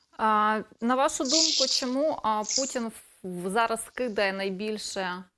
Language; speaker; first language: Ukrainian; native; Ukrainian